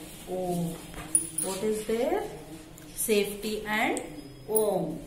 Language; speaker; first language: English; non-native, local second language; Kannada